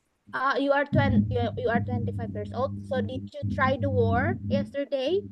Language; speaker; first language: English; non-native, fluent; Indonesian